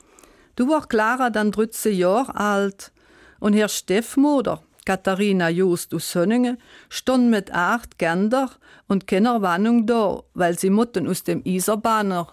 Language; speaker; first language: German; native; German